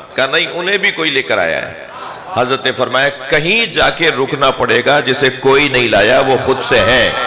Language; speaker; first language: Urdu; native; Urdu